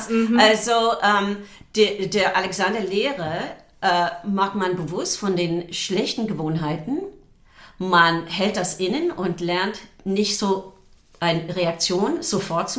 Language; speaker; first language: German; non-native, fluent; English